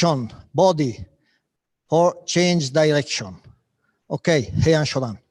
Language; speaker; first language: English; non-native, learner; Italian